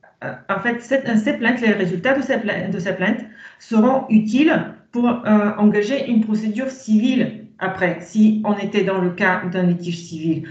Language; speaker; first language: French; non-native, fluent; Bulgarian